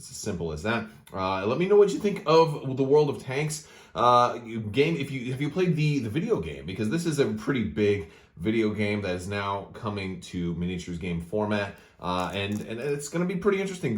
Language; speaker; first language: English; native; English